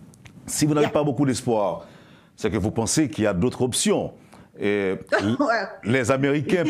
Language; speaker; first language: French; non-native, local second language; Haitian Creole